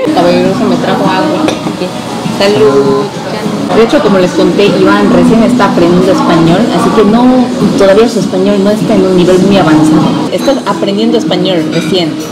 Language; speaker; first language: Spanish; non-native, fluent; Korean